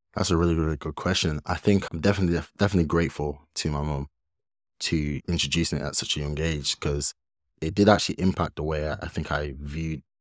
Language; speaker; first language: English; early bilingual, other home language; Yoruba